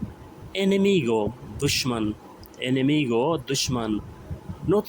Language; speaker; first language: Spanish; non-native, learner; Urdu